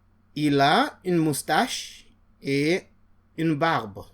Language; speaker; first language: French; non-native, fluent; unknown